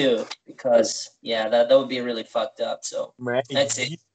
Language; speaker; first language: English; non-native, fluent; Spanish